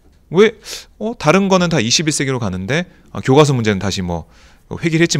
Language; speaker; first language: Korean; native; Korean